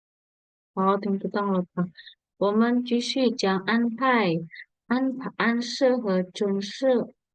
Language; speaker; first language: Chinese; non-native, fluent; Indonesian